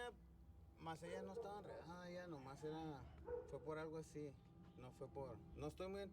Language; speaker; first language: Spanish; native; Spanish